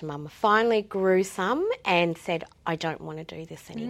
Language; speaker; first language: English; native; English